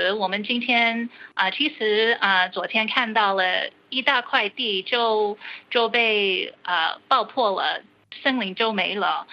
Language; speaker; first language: Chinese; early bilingual, heritage; Chinese